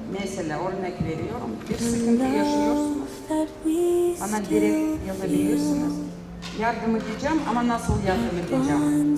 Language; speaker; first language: Turkish; non-native, learner; Russian